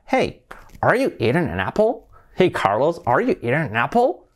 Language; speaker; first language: English; non-native, fluent; Spanish